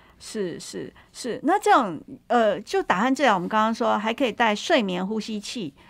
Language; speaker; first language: Chinese; native; Chinese